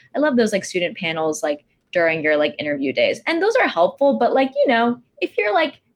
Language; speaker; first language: English; native; English